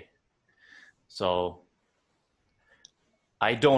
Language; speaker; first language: English; native; English